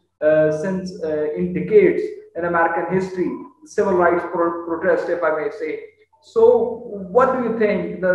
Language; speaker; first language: English; non-native, local second language; Urdu